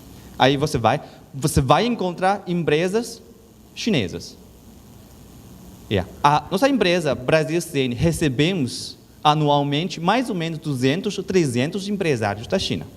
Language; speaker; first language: Portuguese; non-native, learner; Chinese